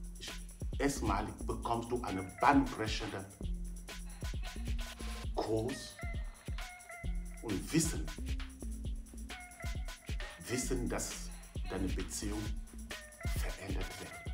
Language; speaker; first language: German; non-native, fluent; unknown